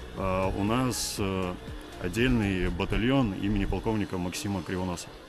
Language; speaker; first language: Russian; non-native, local second language; Ukrainian